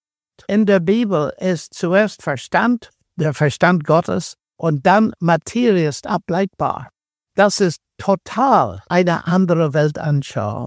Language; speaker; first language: German; non-native, fluent; English